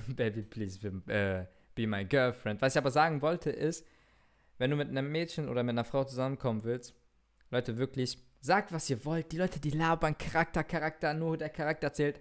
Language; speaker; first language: German; early bilingual, other home language; Turkish